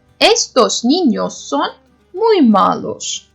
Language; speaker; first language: Spanish; non-native, learner; Turkish